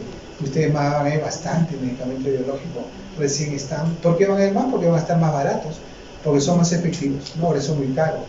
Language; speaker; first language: Spanish; native; Spanish